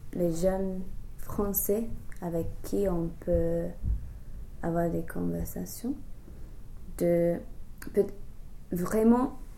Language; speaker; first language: French; non-native, fluent; English